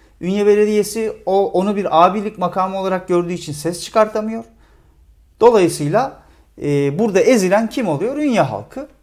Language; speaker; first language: Turkish; native; Turkish